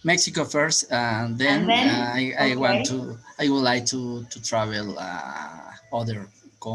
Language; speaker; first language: English; non-native, learner; Spanish